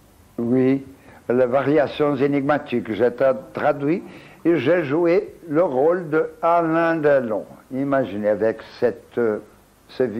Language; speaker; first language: French; non-native, fluent; Portuguese